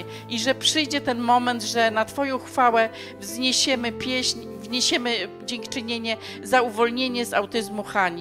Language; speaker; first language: Polish; native; Polish